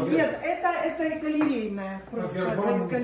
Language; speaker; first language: Russian; native; Russian